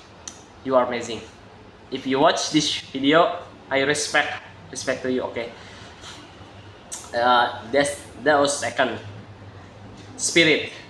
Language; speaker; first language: English; non-native, learner; Indonesian